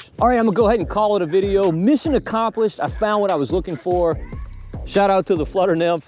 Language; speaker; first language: English; native; English